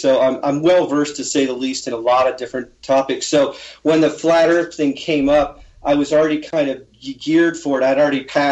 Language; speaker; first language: English; native; English